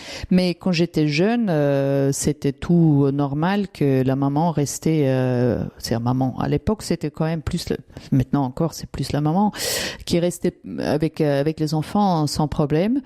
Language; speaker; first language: French; non-native, fluent; German